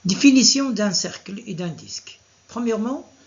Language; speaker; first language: French; non-native, local second language; Arabic